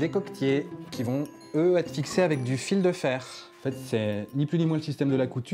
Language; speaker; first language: French; native; French